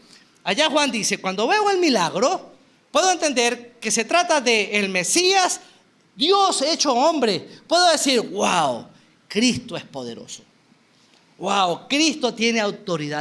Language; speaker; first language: Spanish; native; Spanish